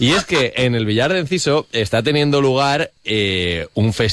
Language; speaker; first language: Spanish; native; Spanish